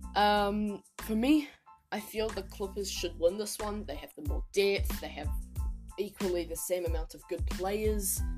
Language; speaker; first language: English; native; English